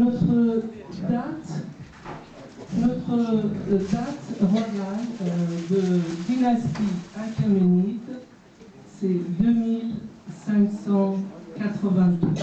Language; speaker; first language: French; non-native, fluent; Persian